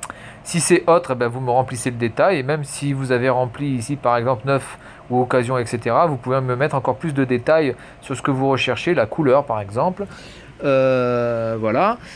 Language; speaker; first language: French; native; French